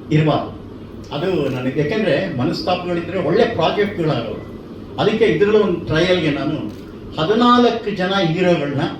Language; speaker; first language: Kannada; native; Kannada